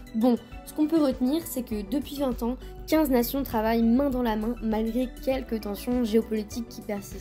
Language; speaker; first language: French; native; French